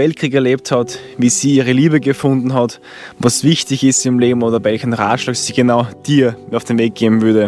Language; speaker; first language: German; native; German